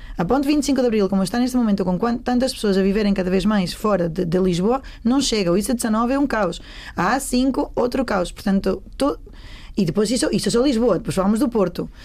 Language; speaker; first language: Portuguese; native; Portuguese